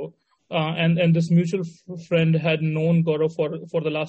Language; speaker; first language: English; non-native, local second language; Hindi